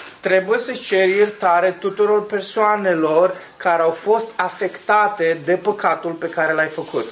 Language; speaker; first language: Romanian; native; Romanian